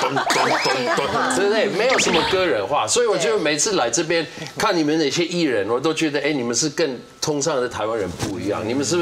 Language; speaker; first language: Chinese; non-native, fluent; German